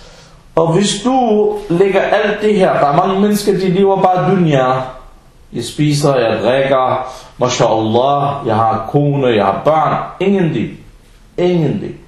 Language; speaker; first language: Danish; early bilingual, other home language; Arabic